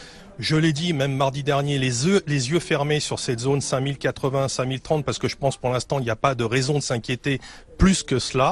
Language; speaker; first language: French; native; French